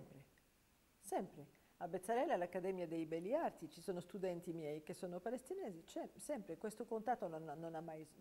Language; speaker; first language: Italian; non-native, fluent; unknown